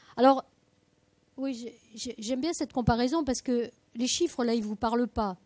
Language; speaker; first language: French; native; French